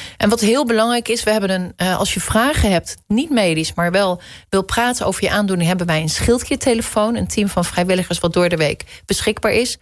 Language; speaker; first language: Dutch; native; Dutch